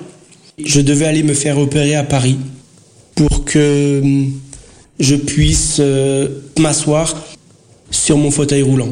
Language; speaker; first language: French; early bilingual, other home language; Portuguese